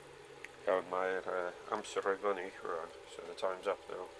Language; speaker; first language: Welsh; non-native, learner; English